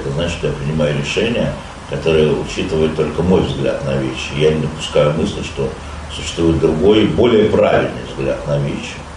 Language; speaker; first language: Russian; native; Russian